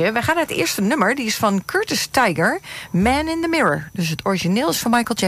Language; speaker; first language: Dutch; native; Dutch